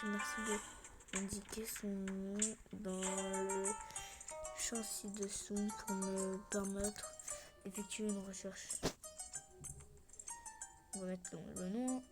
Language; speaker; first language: French; early bilingual, other home language; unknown